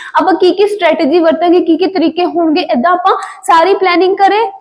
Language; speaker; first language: Hindi; non-native, local second language; Punjabi